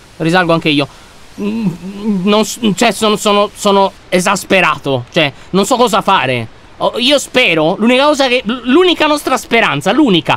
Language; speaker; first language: Italian; native; Italian